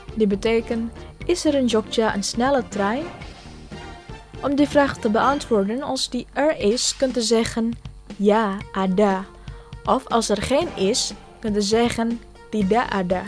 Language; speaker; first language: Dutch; non-native, fluent; Indonesian